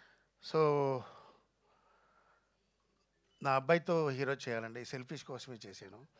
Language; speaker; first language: Telugu; non-native, fluent; Tamil